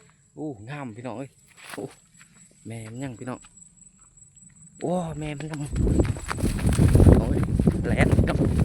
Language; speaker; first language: Thai; non-native, local second language; Northeastern Thai